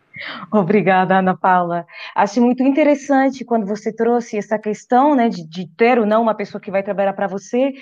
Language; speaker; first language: Portuguese; non-native, fluent; French